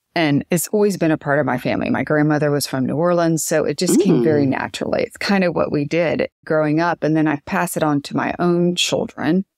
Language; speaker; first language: English; native; English